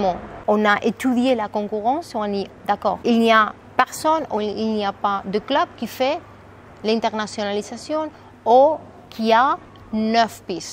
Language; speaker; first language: French; non-native, fluent; Spanish